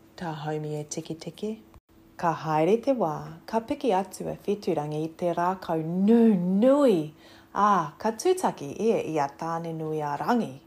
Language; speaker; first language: Māori; non-native, local second language; English